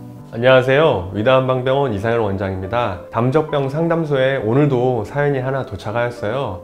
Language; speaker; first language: Korean; native; Korean